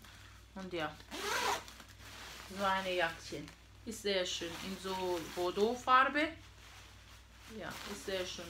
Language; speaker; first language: German; non-native, fluent; Portuguese